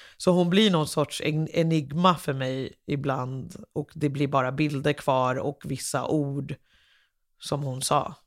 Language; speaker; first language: Swedish; early bilingual, other home language; English